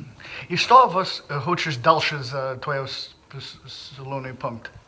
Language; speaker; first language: Russian; non-native, learner; English